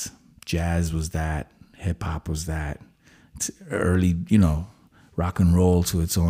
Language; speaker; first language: English; native; English